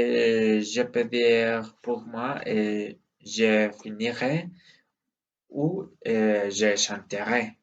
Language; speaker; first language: French; non-native, learner; Spanish